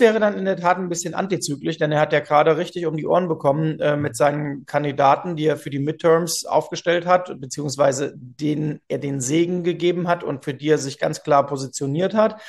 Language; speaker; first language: German; native; German